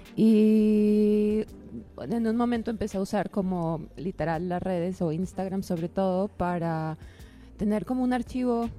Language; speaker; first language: Spanish; native; Spanish